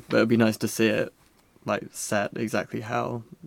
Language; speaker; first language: English; native; English